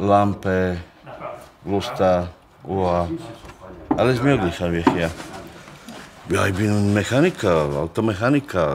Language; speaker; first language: German; non-native, learner; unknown